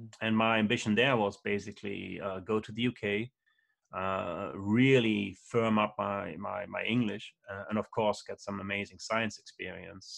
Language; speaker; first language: English; non-native, fluent; German